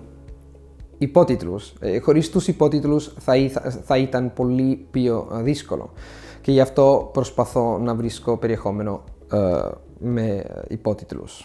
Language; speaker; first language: Greek; non-native, fluent; Italian